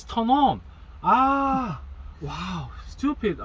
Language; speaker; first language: English; non-native, learner; Korean